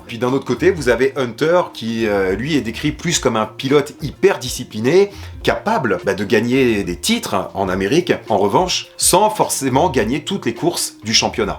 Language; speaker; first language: French; native; French